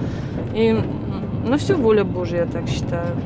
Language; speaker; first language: Russian; native; Russian